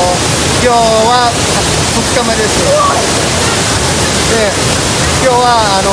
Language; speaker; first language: Japanese; non-native, fluent; Filipino